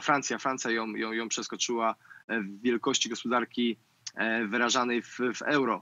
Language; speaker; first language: Polish; native; Polish